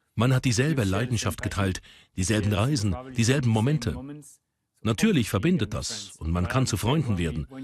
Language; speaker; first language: German; native; German